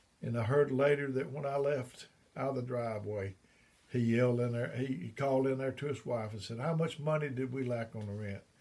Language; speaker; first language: English; native; English